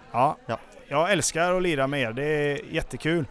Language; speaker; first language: Swedish; native; Swedish